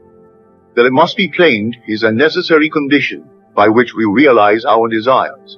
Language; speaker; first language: English; native; English